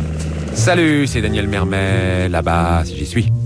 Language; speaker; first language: French; native; French